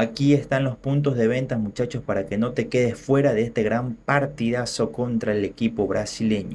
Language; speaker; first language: Spanish; native; Spanish